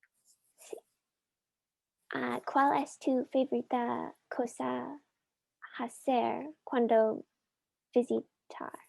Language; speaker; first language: Spanish; non-native, learner; English